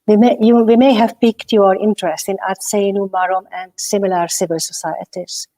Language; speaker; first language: English; non-native, fluent; Hungarian